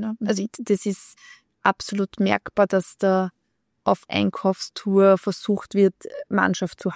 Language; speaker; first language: German; native; German